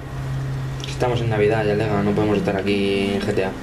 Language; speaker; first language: Spanish; native; Spanish